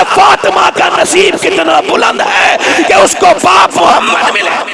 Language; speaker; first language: Urdu; native; Urdu